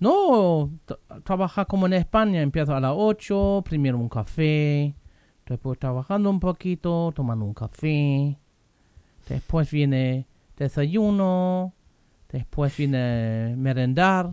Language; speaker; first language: Spanish; non-native, fluent; German